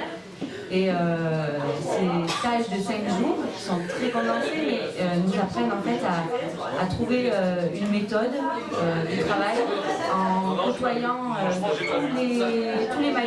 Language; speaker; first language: French; native; French